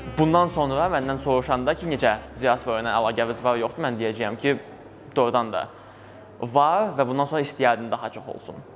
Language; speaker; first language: Azerbaijani; early bilingual, other home language; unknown